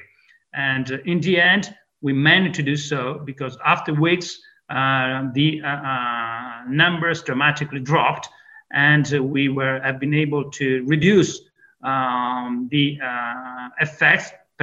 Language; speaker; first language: English; non-native, fluent; Italian